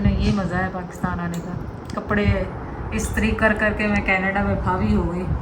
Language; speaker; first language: Urdu; non-native, local second language; Punjabi